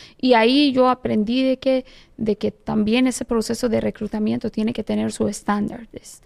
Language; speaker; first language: Spanish; non-native, fluent; Persian